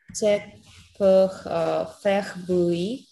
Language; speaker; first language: French; non-native, learner; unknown